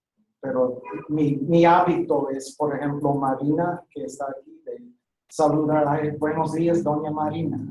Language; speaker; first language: Spanish; non-native, fluent; English